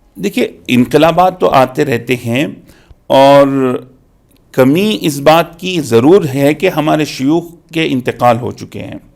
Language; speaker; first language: Urdu; native; Urdu